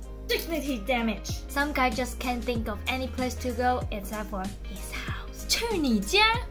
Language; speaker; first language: English; non-native, fluent; Chinese